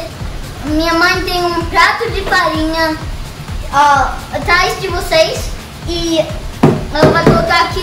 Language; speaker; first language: Portuguese; early bilingual, heritage; Portuguese